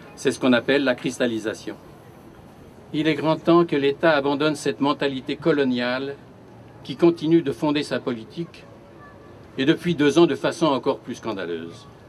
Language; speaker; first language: French; native; French